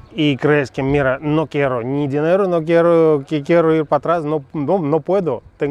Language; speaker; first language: Spanish; non-native, fluent; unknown